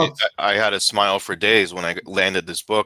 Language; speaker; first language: English; native; English